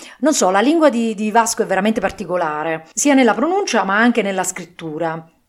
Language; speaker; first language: Italian; native; Italian